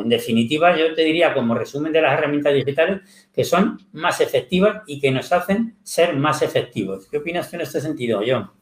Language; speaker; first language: Spanish; native; Spanish